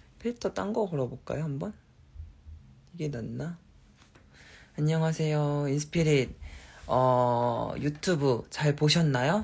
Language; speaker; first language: Korean; native; Korean